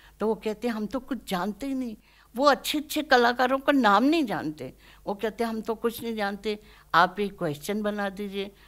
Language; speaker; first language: Hindi; native; Hindi